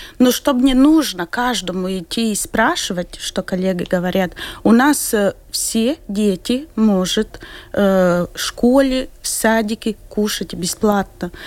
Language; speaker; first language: Russian; non-native, local second language; Latvian